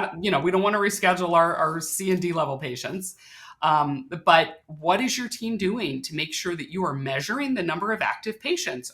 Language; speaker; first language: English; native; English